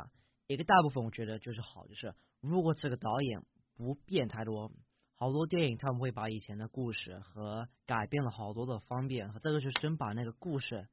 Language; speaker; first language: Chinese; early bilingual, heritage; English